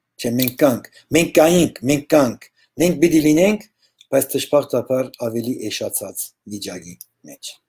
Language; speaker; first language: Armenian; early bilingual, heritage; Armenian